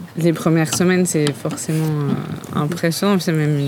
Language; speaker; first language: French; native; French